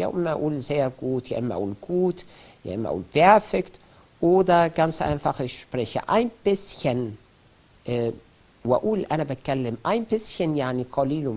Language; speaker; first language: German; non-native, fluent; Arabic